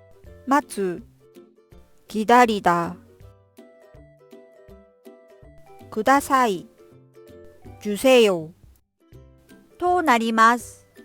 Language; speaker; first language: Japanese; non-native, fluent; Korean